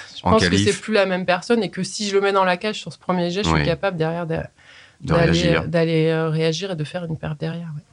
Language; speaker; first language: French; native; French